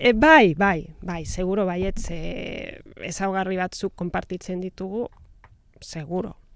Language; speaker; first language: Basque; non-native, local second language; Catalan